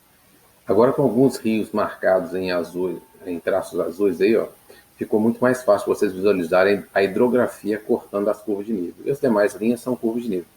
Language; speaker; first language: Portuguese; native; Portuguese